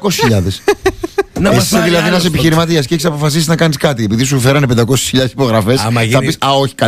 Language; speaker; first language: Greek; native; Greek